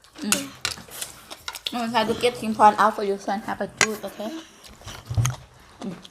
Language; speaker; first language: English; non-native, learner; Thai